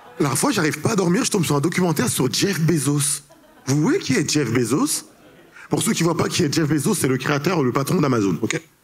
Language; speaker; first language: French; early bilingual, other home language; Haitian Creole